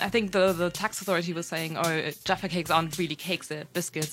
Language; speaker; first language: English; non-native, fluent; German